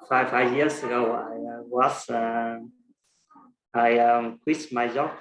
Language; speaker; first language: English; non-native, learner; Vietnamese